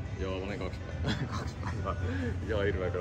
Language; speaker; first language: Finnish; native; Finnish